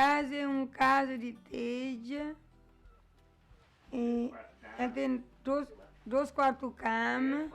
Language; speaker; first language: Portuguese; non-native, learner; Kabuverdianu